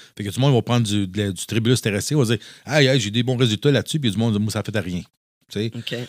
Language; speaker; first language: French; native; French